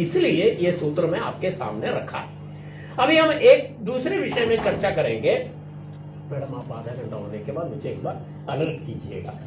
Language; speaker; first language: Hindi; non-native, local second language; Malayalam